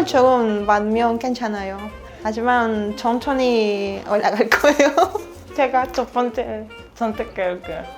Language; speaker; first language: Korean; non-native, learner; Spanish